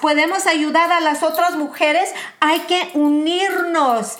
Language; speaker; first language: Spanish; early bilingual, heritage; Spanish